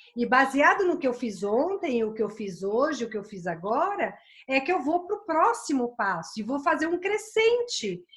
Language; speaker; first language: Portuguese; native; Portuguese